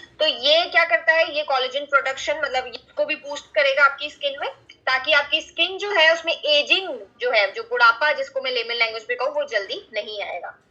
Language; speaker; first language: Hindi; native; Hindi